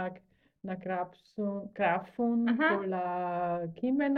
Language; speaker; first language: Greek; non-native, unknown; German